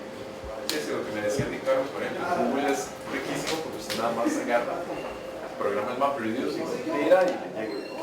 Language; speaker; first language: Spanish; native; Spanish